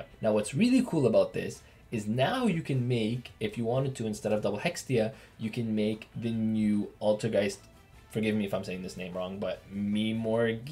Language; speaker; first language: English; native; English